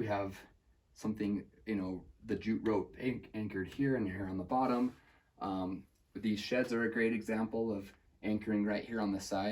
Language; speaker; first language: English; native; English